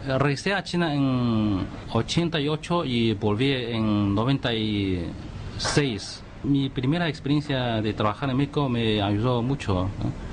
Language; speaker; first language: Spanish; non-native, fluent; Chinese